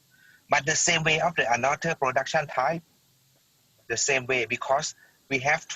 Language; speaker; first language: English; non-native, learner; Thai